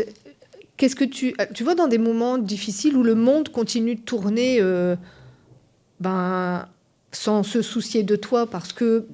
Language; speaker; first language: French; native; French